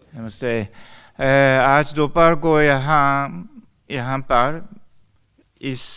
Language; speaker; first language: Hindi; non-native, learner; Japanese